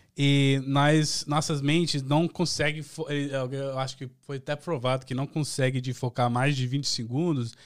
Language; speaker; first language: Portuguese; early bilingual, heritage; Portuguese